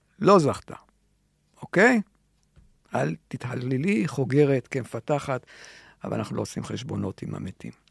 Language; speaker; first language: Hebrew; native; Hebrew